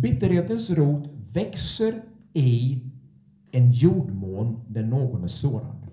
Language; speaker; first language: Swedish; non-native, fluent; English